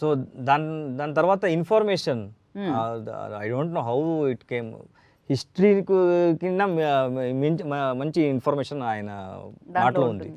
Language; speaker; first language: Telugu; non-native, learner; Kannada